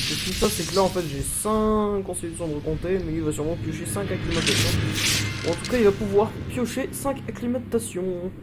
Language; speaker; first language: French; native; French